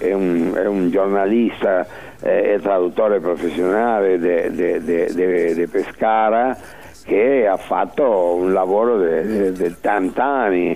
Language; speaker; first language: Italian; early bilingual, heritage; Spanish